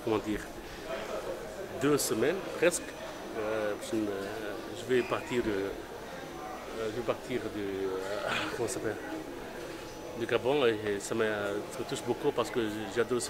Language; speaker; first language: French; non-native, local second language; Arabic